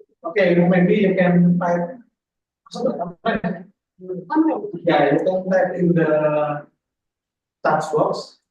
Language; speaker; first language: English; non-native, fluent; Indonesian